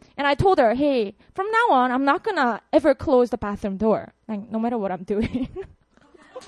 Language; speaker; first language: English; non-native, fluent; Korean